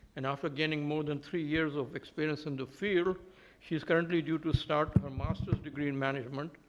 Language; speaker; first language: English; native; English